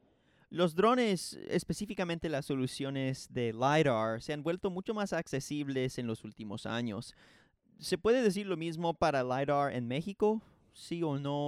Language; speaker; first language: Spanish; non-native, fluent; English